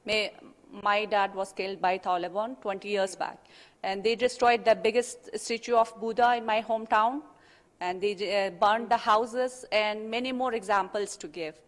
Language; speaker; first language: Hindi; non-native, learner; Persian